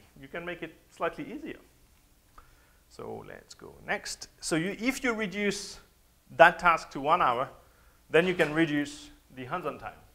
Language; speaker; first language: English; non-native, fluent; French